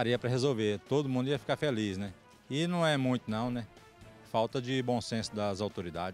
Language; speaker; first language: Portuguese; native; Portuguese